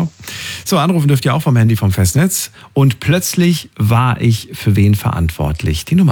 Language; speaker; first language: German; native; German